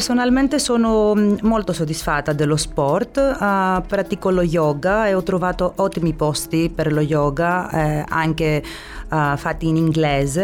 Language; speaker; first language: Italian; non-native, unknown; Greek